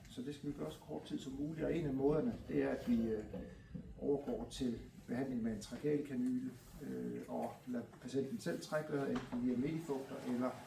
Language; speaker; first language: Danish; native; Danish